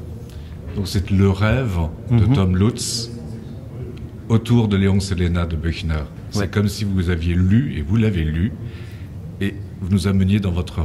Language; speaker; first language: French; native; French